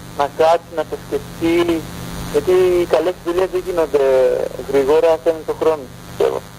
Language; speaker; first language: Greek; early bilingual, other home language; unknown